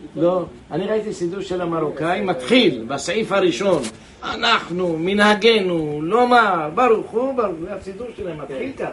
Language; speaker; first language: Hebrew; native; Hebrew